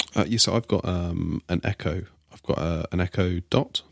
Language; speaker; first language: English; native; English